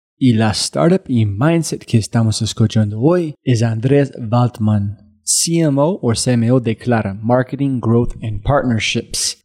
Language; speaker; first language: Spanish; non-native, learner; English